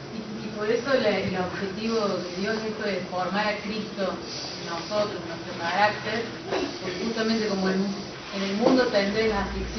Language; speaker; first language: Spanish; native; Spanish